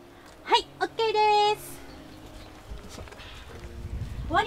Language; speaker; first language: Japanese; native; Japanese